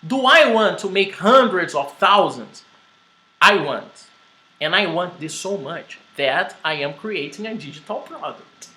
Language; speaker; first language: English; non-native, fluent; Portuguese